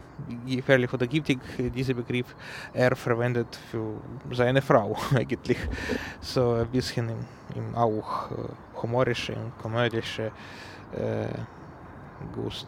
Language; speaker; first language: German; non-native, learner; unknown